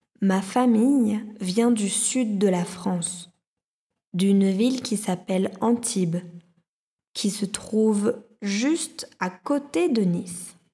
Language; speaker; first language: French; native; French